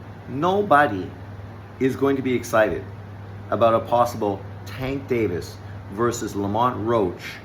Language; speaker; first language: English; native; English